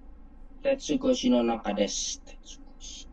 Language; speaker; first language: Japanese; non-native, learner; Indonesian